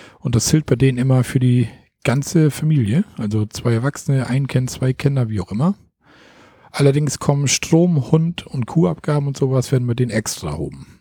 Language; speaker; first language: German; native; German